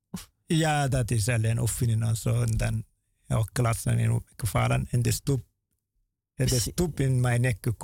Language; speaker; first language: Dutch; non-native, learner; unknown